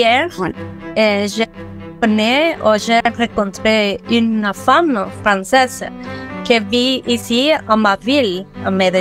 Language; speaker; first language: French; non-native, learner; Spanish